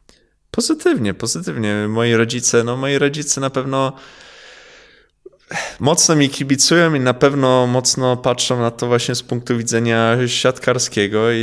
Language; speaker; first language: Polish; early bilingual, heritage; Polish